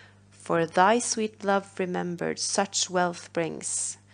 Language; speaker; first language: English; non-native, fluent; Norwegian